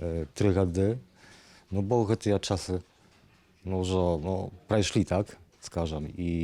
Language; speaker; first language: Polish; non-native, learner; Belarusian